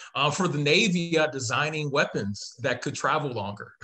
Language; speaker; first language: English; native; English